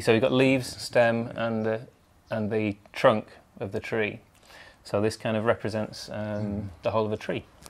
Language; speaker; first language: English; native; English